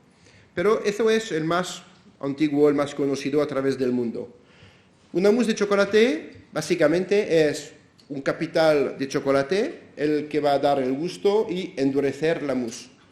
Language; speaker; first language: Spanish; non-native, fluent; French